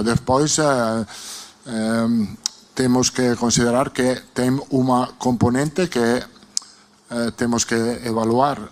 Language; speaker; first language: Portuguese; non-native, learner; Italian